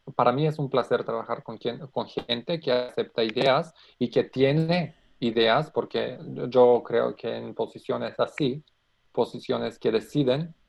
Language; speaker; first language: Spanish; non-native, fluent; Macedonian